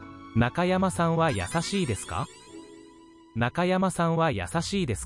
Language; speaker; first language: Japanese; non-native, learner; English